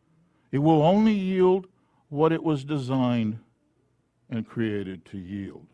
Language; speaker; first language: English; native; English